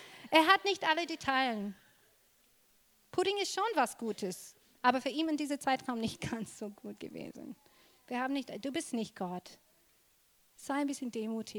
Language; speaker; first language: German; non-native, fluent; English